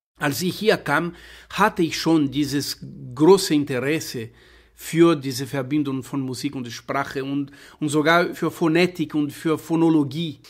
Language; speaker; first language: German; non-native, fluent; Portuguese